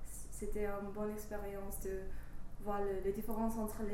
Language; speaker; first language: French; non-native, fluent; English